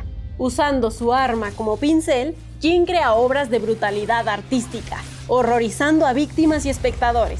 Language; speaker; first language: Spanish; native; Spanish